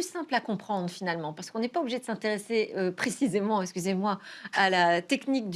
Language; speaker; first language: French; native; French